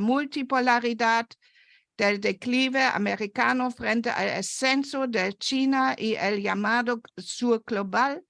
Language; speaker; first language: Spanish; non-native, fluent; German